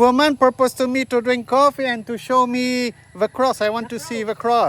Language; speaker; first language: English; non-native, learner; French